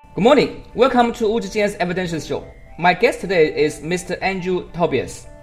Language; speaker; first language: English; non-native, fluent; Chinese